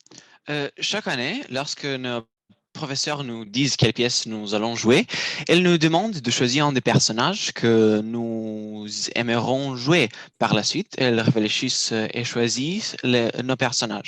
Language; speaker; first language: French; non-native, learner; Romanian